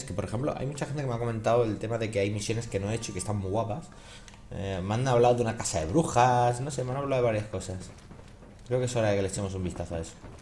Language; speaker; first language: Spanish; native; Spanish